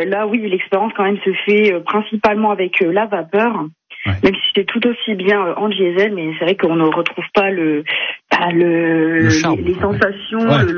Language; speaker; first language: French; native; French